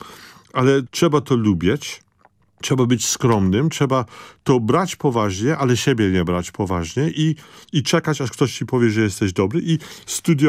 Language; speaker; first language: Polish; early bilingual, other home language; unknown